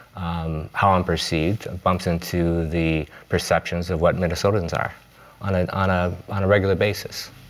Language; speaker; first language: English; native; English